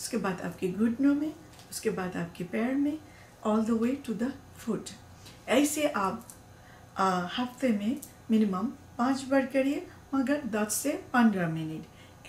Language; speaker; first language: Hindi; non-native, learner; Bangla